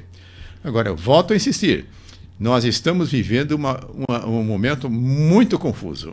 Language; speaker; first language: Portuguese; native; Portuguese